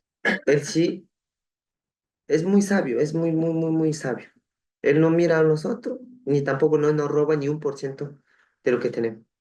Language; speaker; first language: Spanish; non-native, local second language; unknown